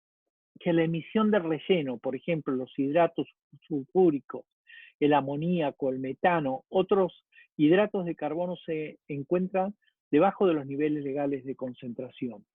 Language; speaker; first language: Spanish; native; Spanish